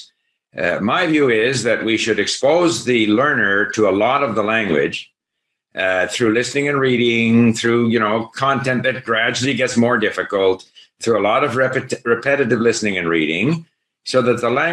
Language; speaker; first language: English; native; English